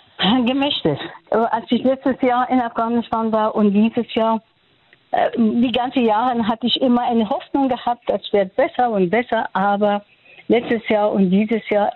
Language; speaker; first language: German; non-native, fluent; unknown